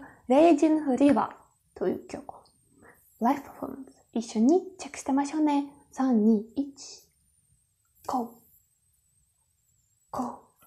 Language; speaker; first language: Japanese; non-native, fluent; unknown